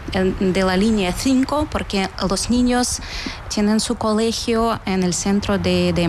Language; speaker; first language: Spanish; non-native, fluent; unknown